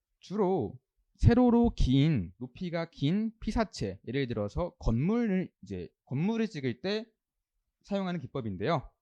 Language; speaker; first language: Korean; native; Korean